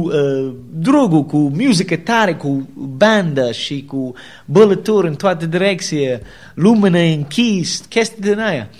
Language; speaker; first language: Romanian; non-native, learner; English